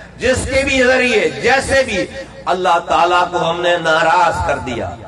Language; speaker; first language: Urdu; native; Urdu